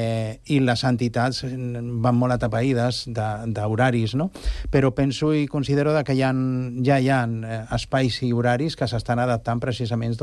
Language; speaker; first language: Catalan; native; Catalan